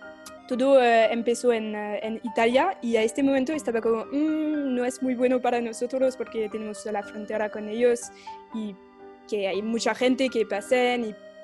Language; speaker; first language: Spanish; non-native, fluent; French